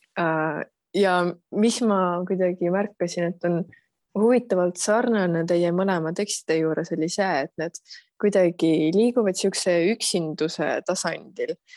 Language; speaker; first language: Estonian; native; Estonian